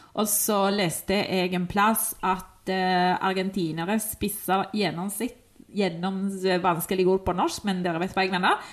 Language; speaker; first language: Norwegian; non-native, fluent; Spanish